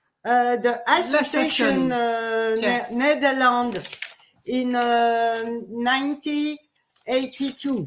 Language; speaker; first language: English; non-native, learner; French